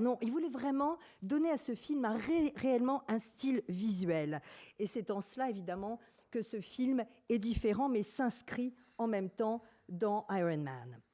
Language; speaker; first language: French; native; French